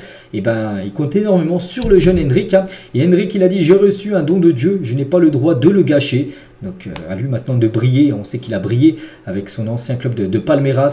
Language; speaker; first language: French; native; French